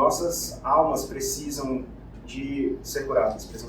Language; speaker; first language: Portuguese; native; Portuguese